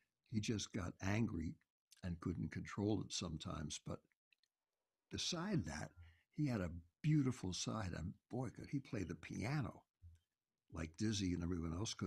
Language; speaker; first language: English; native; English